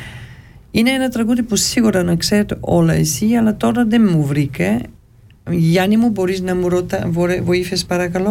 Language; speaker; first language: Greek; early bilingual, heritage; Greek